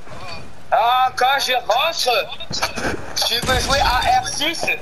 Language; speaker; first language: French; native; French